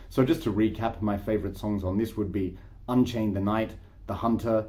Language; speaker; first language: English; native; English